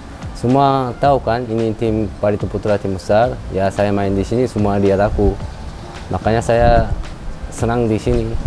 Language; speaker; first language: Indonesian; non-native, fluent; Korean